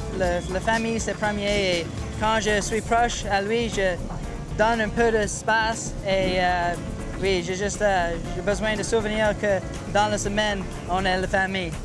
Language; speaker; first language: French; non-native, learner; English